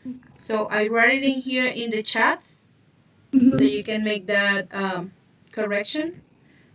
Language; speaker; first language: English; non-native, fluent; Spanish